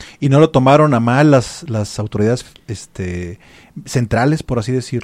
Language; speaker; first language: Spanish; native; Spanish